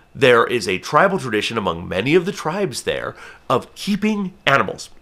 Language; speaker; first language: English; native; English